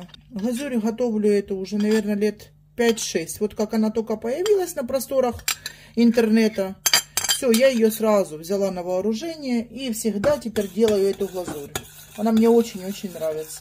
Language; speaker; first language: Russian; native; Russian